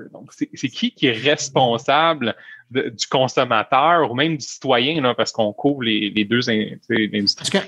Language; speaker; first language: French; native; French